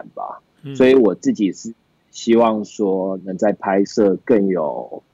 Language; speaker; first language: Chinese; native; Chinese